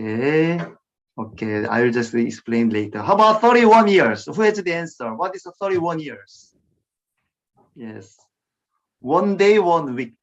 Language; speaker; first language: English; non-native, fluent; Korean